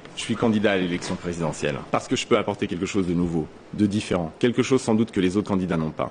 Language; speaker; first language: French; native; French